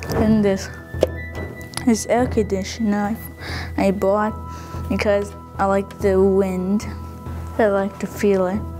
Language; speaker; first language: English; native; English